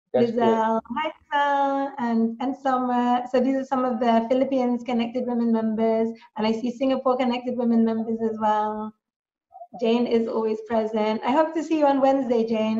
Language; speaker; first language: English; native; English